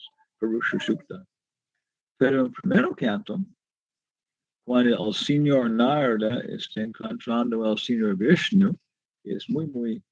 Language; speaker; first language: Spanish; non-native, learner; English